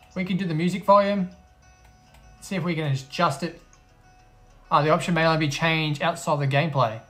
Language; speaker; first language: English; native; English